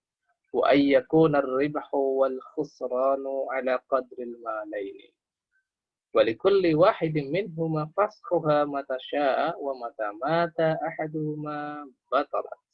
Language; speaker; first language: Arabic; non-native, fluent; Indonesian